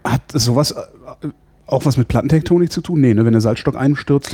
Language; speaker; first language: German; native; German